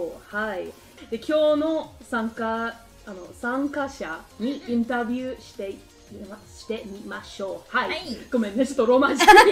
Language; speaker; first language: Japanese; non-native, learner; English